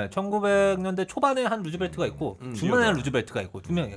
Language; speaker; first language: Korean; native; Korean